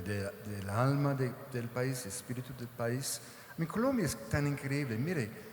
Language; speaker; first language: Spanish; non-native, fluent; English